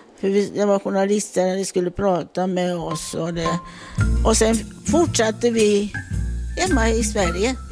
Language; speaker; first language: Swedish; non-native, fluent; Italian